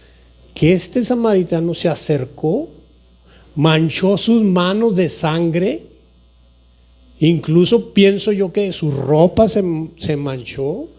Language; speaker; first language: Spanish; native; Spanish